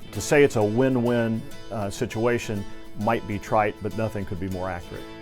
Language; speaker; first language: English; native; English